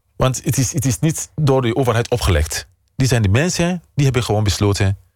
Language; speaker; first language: Dutch; non-native, fluent; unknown